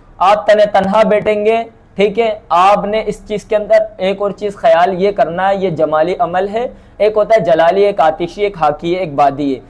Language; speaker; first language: Urdu; non-native, local second language; Bangla